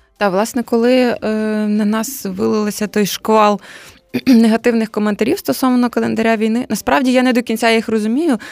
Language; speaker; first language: Ukrainian; native; Ukrainian